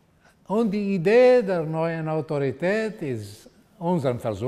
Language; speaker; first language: German; non-native, fluent; Portuguese